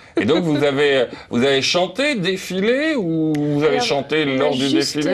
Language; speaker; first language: French; native; French